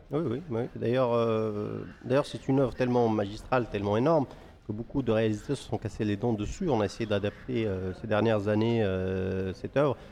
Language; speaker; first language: French; non-native, local second language; Arabic